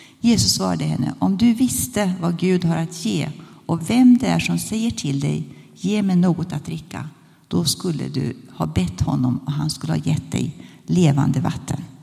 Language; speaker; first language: Swedish; native; Swedish